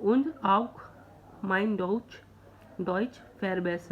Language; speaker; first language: German; non-native, learner; Hindi